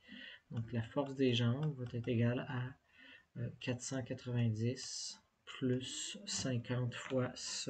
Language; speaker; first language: French; native; French